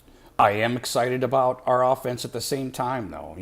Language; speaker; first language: English; native; English